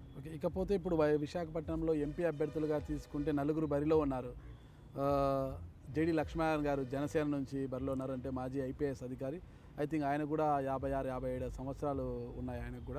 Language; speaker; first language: Telugu; native; Telugu